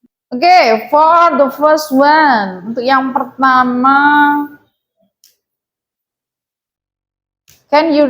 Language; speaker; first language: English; non-native, fluent; Indonesian